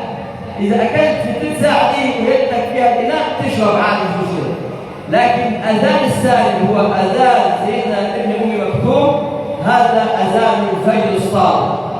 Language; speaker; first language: Arabic; native; Arabic